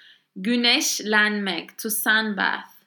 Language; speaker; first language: Turkish; non-native, learner; English